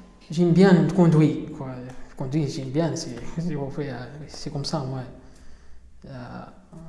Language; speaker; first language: French; non-native, learner; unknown